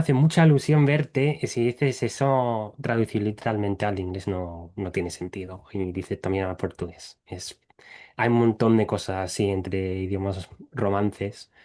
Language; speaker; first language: Spanish; non-native, fluent; English